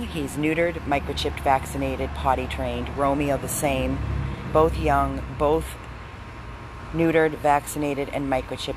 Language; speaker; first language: English; native; English